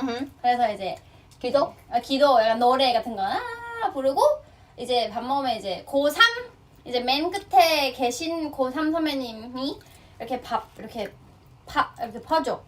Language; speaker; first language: Korean; non-native, fluent; Thai